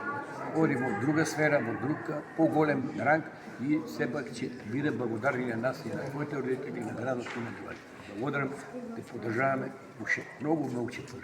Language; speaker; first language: Macedonian; native; Macedonian